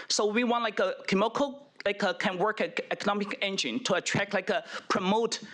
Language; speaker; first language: English; non-native, fluent; Chinese